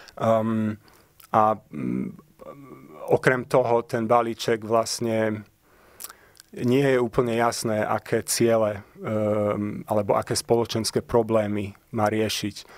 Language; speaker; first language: Slovak; early bilingual, heritage; Slovak